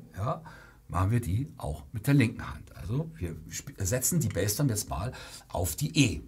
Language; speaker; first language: German; native; German